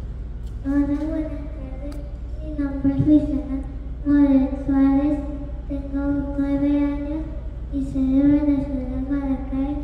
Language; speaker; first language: Spanish; early bilingual, other home language; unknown